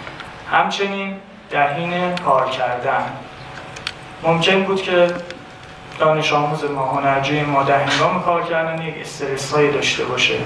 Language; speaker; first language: Persian; native; Persian